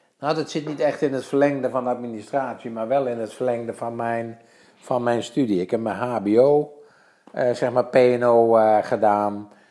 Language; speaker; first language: Dutch; native; Dutch